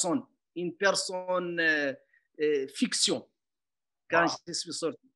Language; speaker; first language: French; non-native, local second language; Arabic